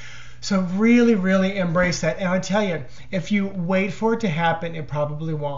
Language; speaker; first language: English; native; English